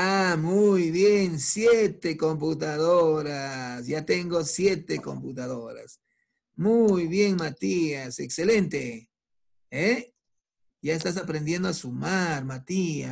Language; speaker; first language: Spanish; native; Spanish